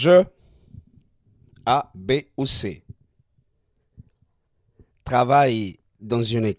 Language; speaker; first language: French; non-native, fluent; Spanish